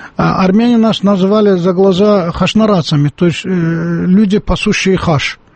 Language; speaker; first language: Russian; non-native, local second language; Azerbaijani